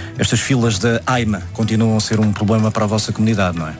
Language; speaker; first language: Portuguese; native; Portuguese